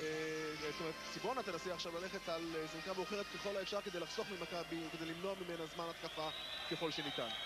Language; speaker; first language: Hebrew; native; Hebrew